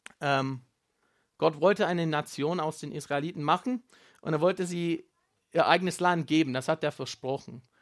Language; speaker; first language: German; non-native, fluent; Afrikaans